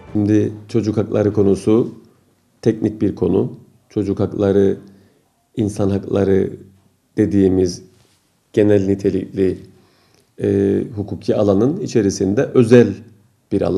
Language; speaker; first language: Turkish; native; Turkish